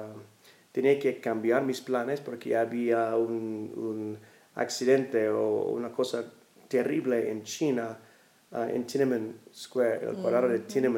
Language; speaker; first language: Spanish; non-native, fluent; English